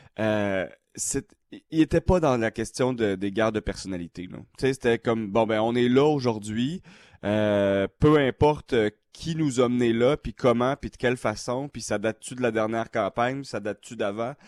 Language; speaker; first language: French; native; French